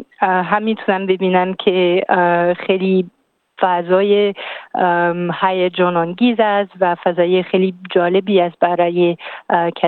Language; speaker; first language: Persian; non-native, fluent; French